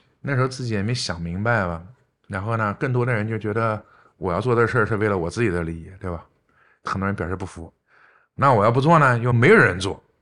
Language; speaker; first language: Chinese; native; Chinese